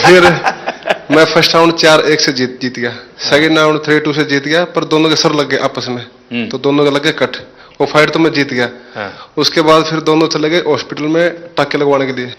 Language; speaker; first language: Hindi; native; Hindi